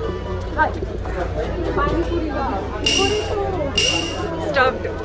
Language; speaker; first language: Japanese; non-native, learner; Hindi